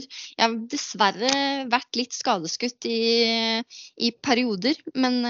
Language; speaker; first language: Norwegian; native; Norwegian